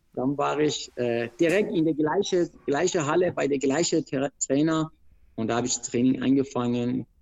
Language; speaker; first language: German; non-native, fluent; Persian